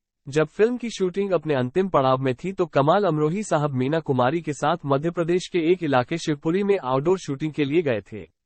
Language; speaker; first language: Hindi; native; Hindi